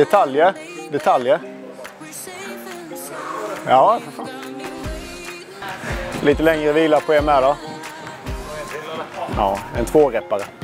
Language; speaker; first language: Swedish; native; Swedish